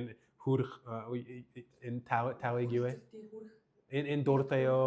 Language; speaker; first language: Mongolian; non-native, learner; English